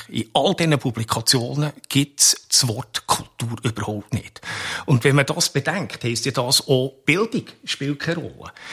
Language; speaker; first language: German; native; German